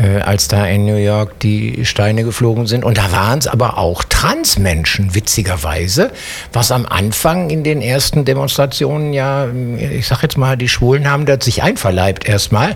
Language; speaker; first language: German; native; German